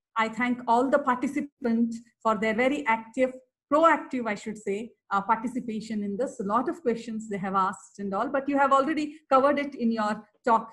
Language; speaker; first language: English; non-native, local second language; Kannada